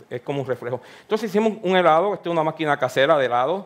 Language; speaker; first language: Spanish; native; Spanish